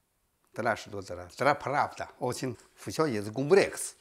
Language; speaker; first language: Russian; non-native, learner; Chinese